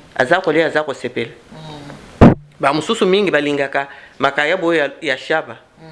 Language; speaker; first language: Lingala; non-native, local second language; Luba-Lulua